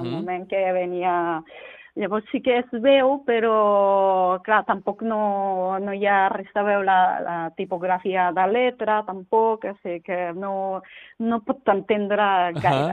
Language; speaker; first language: Catalan; non-native, learner; Japanese